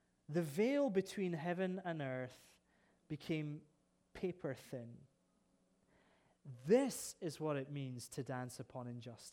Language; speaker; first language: English; native; English